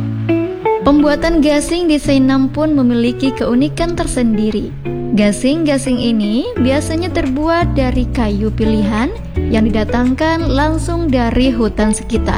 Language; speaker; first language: Indonesian; native; Indonesian